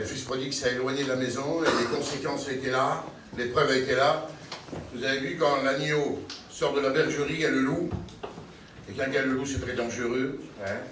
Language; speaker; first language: French; native; French